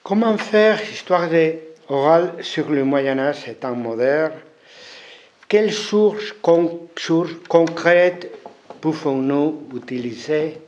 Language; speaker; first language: French; non-native, fluent; Spanish